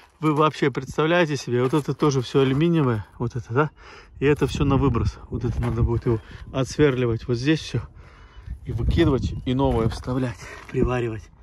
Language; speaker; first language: Russian; native; Russian